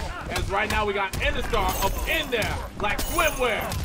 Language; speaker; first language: English; native; English